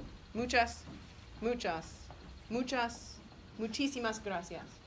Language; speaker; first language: Spanish; non-native, fluent; English